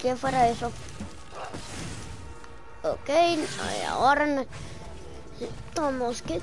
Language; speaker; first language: Spanish; early bilingual, heritage; English